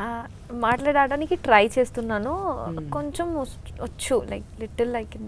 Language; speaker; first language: Telugu; non-native, learner; Hindi